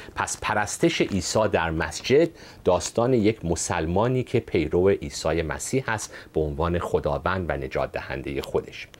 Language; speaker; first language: Persian; native; Persian